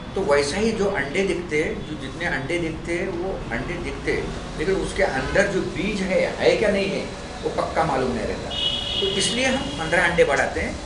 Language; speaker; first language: Hindi; non-native, local second language; Marathi